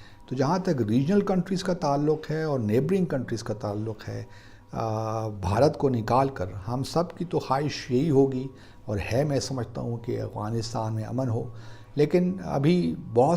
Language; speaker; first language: Urdu; native; Urdu